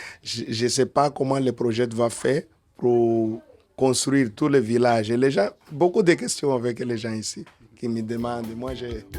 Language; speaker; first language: French; non-native, learner; Portuguese